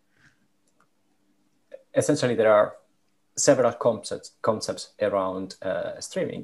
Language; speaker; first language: English; non-native, fluent; Italian